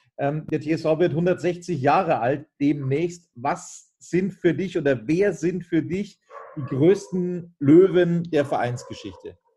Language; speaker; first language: German; native; German